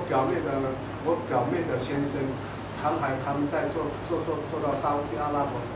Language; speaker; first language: Chinese; non-native, local second language; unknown